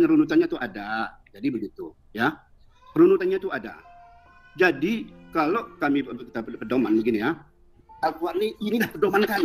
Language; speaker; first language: Indonesian; native; Indonesian